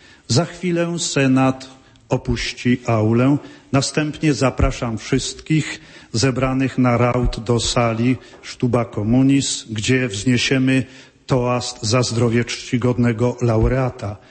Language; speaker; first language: Polish; native; Polish